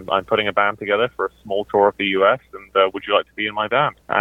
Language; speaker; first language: English; native; English